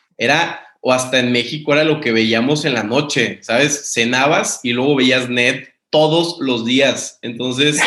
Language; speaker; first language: Spanish; native; Spanish